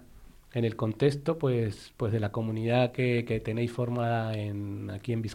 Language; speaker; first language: Spanish; native; Spanish